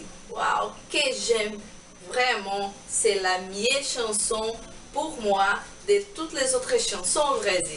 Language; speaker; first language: French; non-native, learner; Portuguese